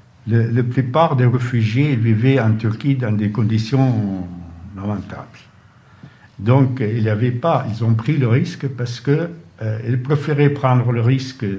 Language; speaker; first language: French; non-native, fluent; Arabic